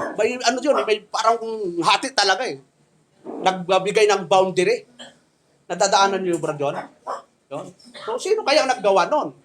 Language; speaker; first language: Filipino; native; Filipino